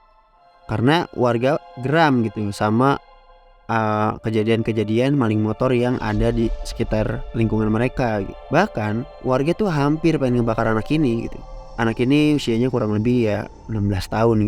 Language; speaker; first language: Indonesian; native; Indonesian